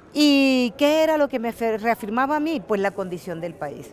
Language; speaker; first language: Spanish; native; Spanish